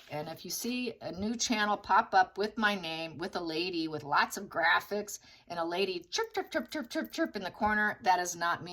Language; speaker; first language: English; native; English